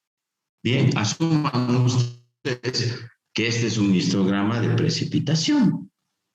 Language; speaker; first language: Spanish; native; Spanish